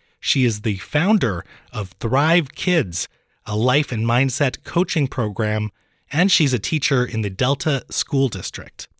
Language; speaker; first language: English; early bilingual, other home language; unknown